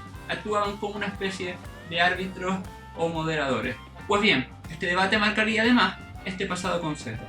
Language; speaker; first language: Spanish; native; Spanish